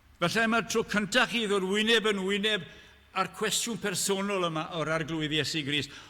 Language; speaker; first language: Welsh; native; Welsh